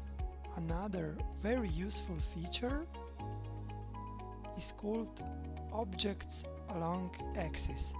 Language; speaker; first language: English; non-native, fluent; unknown